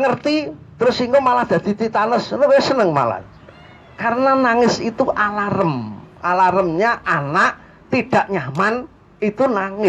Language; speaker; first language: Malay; non-native, local second language; Javanese